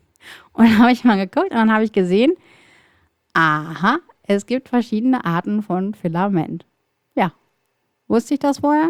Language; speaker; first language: German; native; German